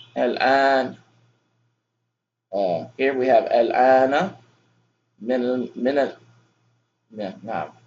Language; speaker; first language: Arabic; non-native, fluent; English